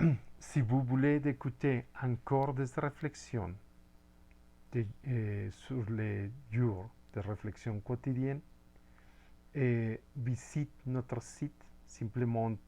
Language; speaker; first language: French; non-native, fluent; Spanish